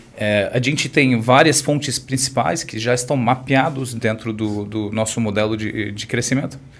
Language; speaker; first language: Portuguese; non-native, fluent; English